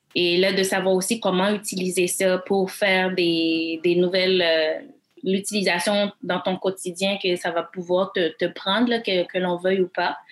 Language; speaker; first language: French; early bilingual, other home language; Haitian Creole